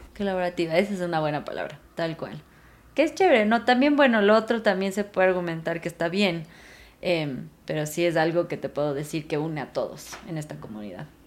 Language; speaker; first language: Spanish; native; Spanish